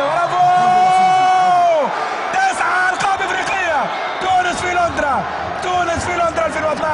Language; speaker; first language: Arabic; native; Arabic